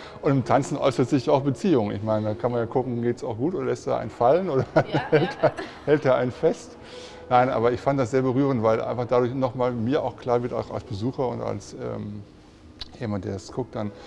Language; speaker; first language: German; native; German